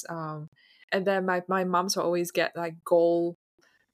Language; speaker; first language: English; non-native, local second language; Chinese